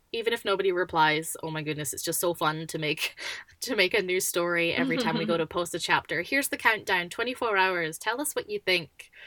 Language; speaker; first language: English; native; English